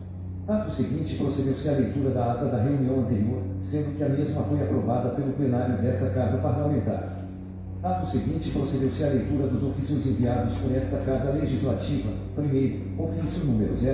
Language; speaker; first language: Portuguese; native; Portuguese